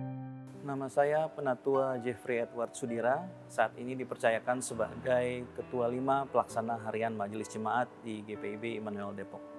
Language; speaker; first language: Indonesian; native; Indonesian